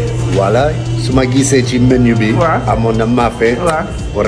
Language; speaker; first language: Wolof; non-native, fluent; English